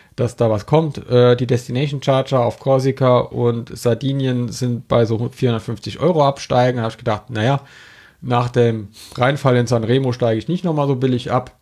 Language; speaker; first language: German; non-native, fluent; French